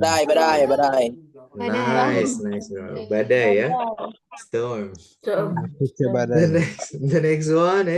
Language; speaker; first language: English; non-native, fluent; Indonesian